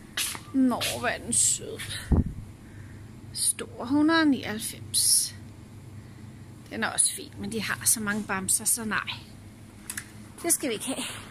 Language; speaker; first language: Danish; native; Danish